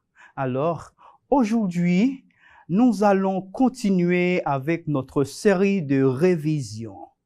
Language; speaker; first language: French; non-native, fluent; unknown